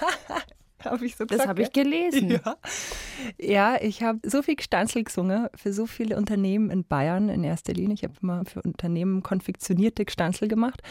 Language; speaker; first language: German; native; German